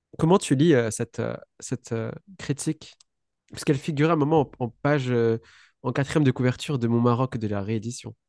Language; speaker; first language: French; non-native, local second language; Arabic